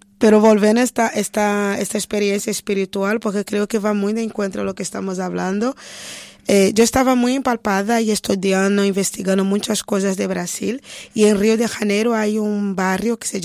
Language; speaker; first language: Spanish; non-native, fluent; Portuguese